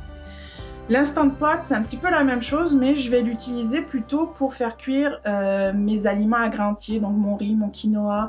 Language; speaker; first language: French; native; French